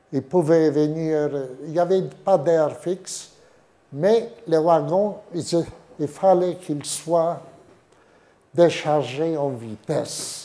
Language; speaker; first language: French; non-native, fluent; Yiddish